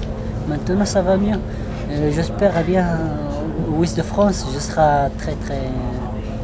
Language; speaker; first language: French; non-native, learner; Arabic